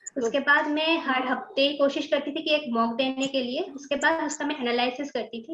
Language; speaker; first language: Hindi; non-native, local second language; Bangla